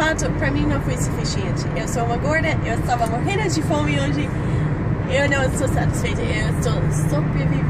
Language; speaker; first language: Portuguese; non-native, fluent; English